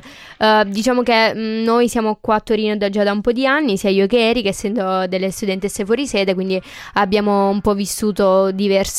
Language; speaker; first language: Italian; native; Italian